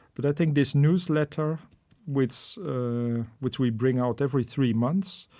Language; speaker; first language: English; non-native, fluent; Dutch